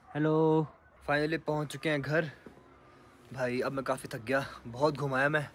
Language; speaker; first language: Hindi; native; Hindi